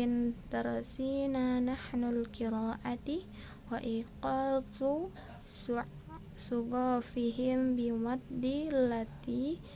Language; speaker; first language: Arabic; non-native, learner; Indonesian